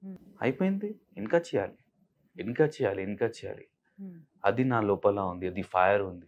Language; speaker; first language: Telugu; non-native, local second language; Hindi